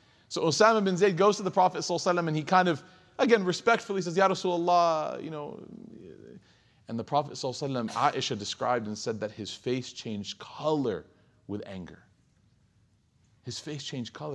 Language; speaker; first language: English; native; English